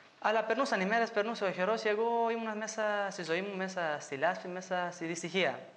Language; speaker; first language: Greek; non-native, fluent; Albanian